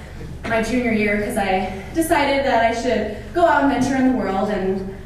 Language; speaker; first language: English; native; English